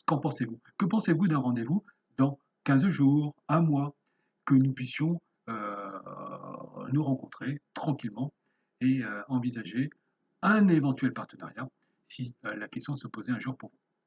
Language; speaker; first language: French; native; French